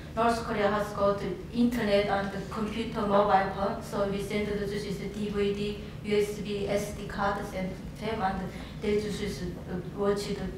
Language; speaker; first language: English; non-native, learner; Korean